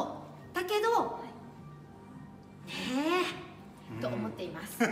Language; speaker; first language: Japanese; native; Japanese